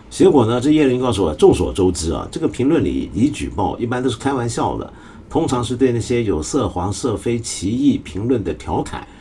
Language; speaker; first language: Chinese; early bilingual, other home language; Cantonese